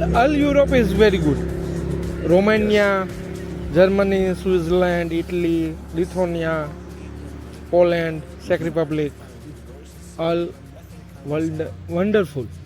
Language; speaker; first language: English; non-native, learner; Gujarati